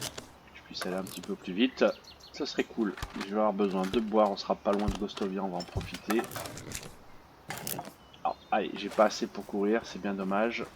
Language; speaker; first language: French; native; French